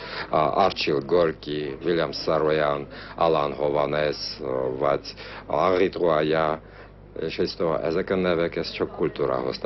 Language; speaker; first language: Hungarian; non-native, fluent; Armenian